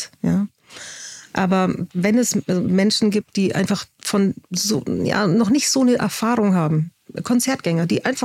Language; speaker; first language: German; native; German